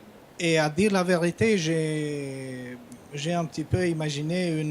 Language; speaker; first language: French; non-native, fluent; Albanian